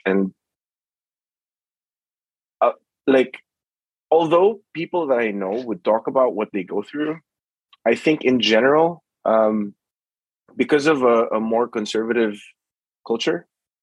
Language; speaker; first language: English; non-native, local second language; Filipino